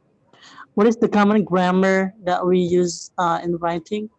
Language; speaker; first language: English; non-native, learner; Indonesian